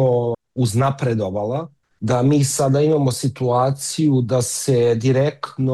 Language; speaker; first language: Serbian; native; Serbian